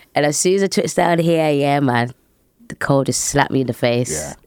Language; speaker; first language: English; native; English